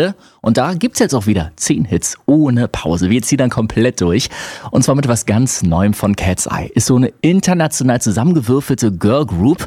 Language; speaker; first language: German; native; German